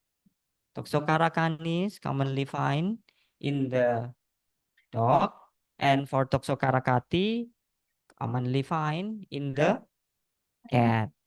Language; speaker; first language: English; non-native, learner; Indonesian